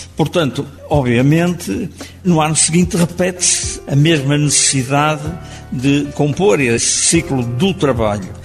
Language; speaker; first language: Portuguese; native; Portuguese